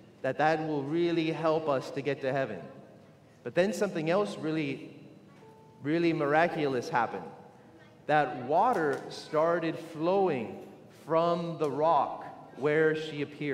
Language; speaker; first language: English; native; English